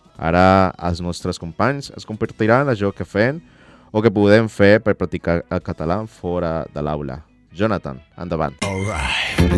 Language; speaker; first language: Catalan; non-native, fluent; Spanish